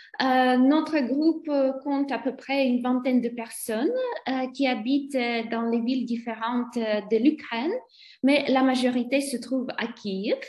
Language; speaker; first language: French; non-native, fluent; Ukrainian